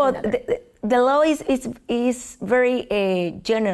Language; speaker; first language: English; non-native, learner; Spanish